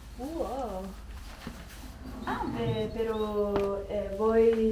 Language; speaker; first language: Italian; non-native, learner; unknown